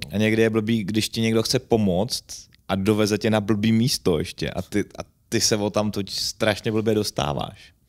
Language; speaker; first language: Czech; native; Czech